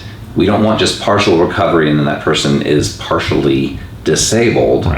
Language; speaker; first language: English; native; English